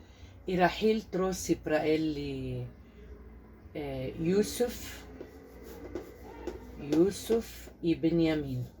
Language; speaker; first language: Portuguese; non-native, fluent; Arabic